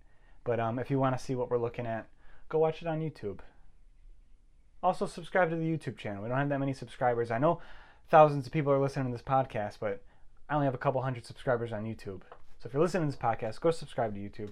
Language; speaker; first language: English; native; English